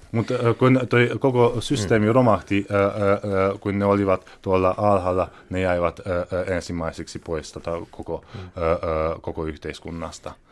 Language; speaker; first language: Finnish; non-native, fluent; Hungarian